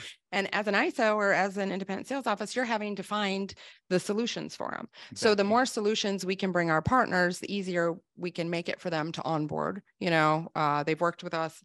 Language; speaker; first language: English; native; English